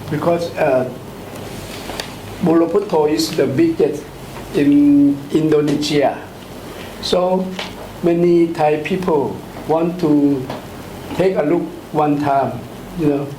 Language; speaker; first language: English; non-native, learner; Thai